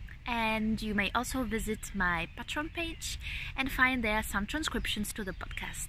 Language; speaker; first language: English; non-native, fluent; Ukrainian